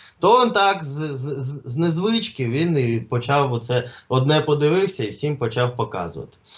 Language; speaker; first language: Ukrainian; non-native, local second language; Russian